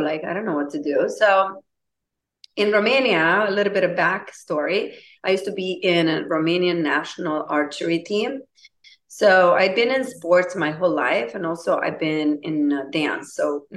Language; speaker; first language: English; non-native, fluent; Romanian